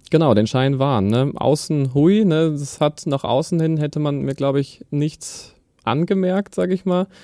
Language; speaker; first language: German; native; German